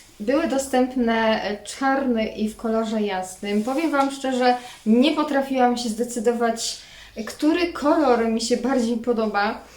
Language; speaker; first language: Polish; native; Polish